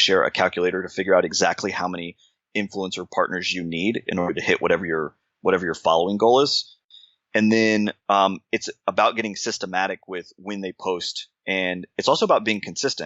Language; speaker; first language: English; native; English